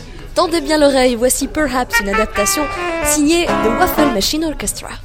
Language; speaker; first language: French; native; French